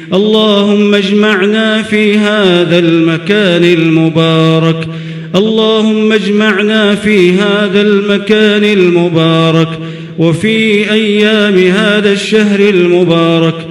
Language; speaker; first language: Arabic; native; Arabic